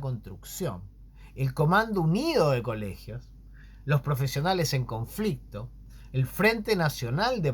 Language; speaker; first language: Spanish; native; Spanish